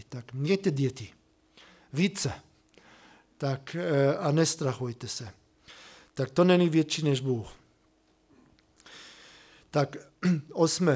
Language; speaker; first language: Czech; non-native, fluent; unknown